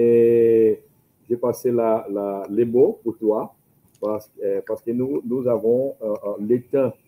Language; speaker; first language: French; non-native, learner; Portuguese